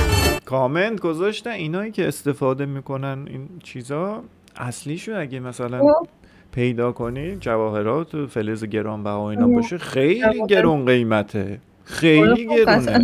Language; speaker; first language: Persian; native; Persian